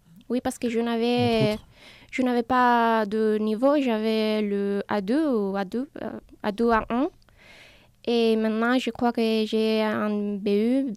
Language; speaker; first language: French; non-native, fluent; Spanish